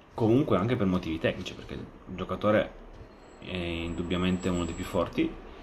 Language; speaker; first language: Italian; non-native, fluent; Arabic